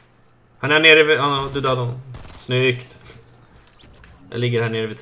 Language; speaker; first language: Swedish; native; Swedish